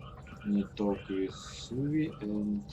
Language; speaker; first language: English; non-native, learner; Russian